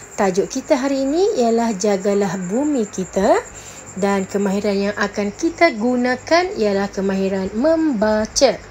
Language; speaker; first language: Malay; native; Malay